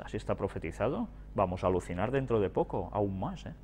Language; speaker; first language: Spanish; native; Spanish